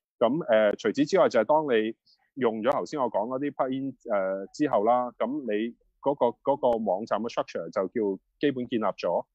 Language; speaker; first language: Cantonese; native; Cantonese